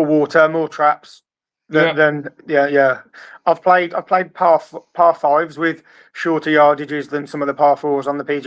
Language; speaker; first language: English; native; English